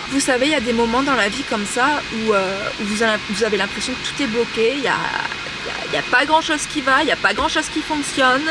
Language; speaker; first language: French; native; French